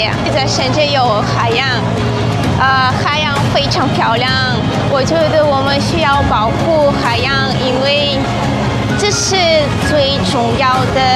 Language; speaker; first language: Chinese; non-native, learner; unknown